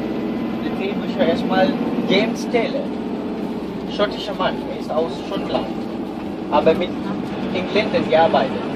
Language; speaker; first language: German; non-native, learner; Sinhala